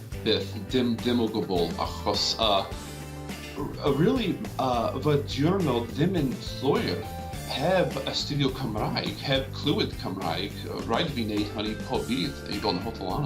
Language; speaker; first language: Welsh; non-native, fluent; English